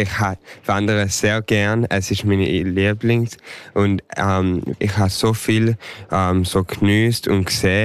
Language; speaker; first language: German; non-native, learner; English